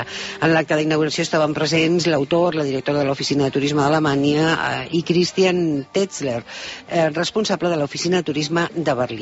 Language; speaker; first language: Catalan; native; Catalan